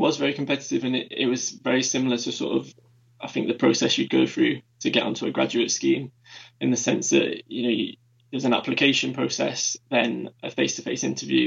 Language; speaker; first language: English; native; English